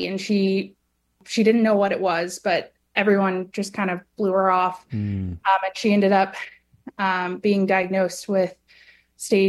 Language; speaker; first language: English; native; English